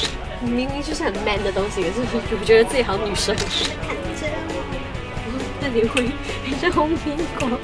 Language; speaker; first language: Chinese; native; Chinese